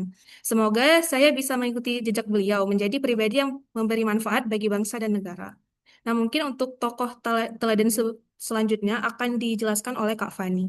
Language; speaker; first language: Indonesian; native; Indonesian